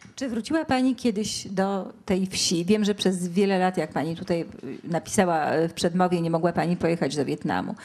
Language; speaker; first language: Polish; native; Polish